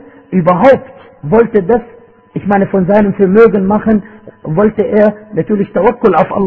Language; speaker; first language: German; non-native, fluent; Arabic